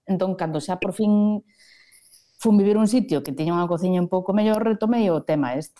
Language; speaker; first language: Galician; non-native, local second language; Spanish